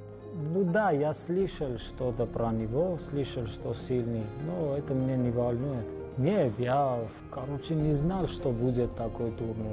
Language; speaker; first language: Russian; non-native, fluent; Armenian